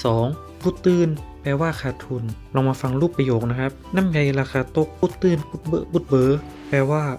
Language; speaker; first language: Thai; non-native, local second language; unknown